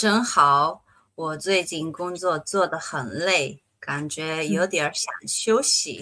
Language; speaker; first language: Chinese; non-native, fluent; Spanish